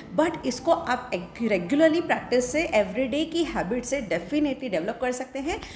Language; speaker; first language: Hindi; non-native, local second language; Gujarati